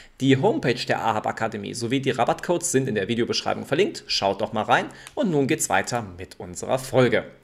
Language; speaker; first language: German; native; German